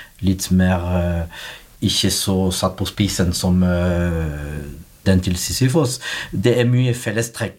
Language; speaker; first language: Norwegian; non-native, fluent; French